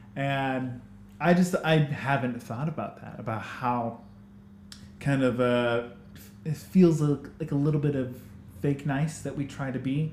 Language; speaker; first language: English; native; English